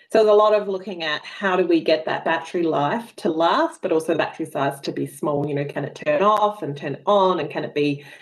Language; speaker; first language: English; native; English